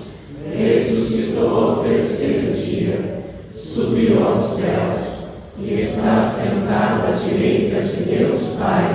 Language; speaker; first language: Portuguese; native; Portuguese